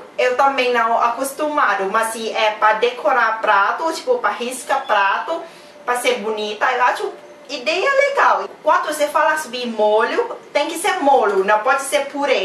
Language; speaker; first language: Portuguese; non-native, fluent; Thai